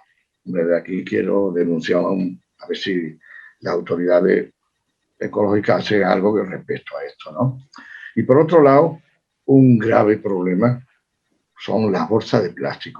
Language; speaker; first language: Spanish; native; Spanish